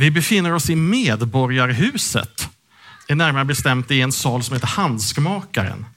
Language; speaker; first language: Swedish; native; Swedish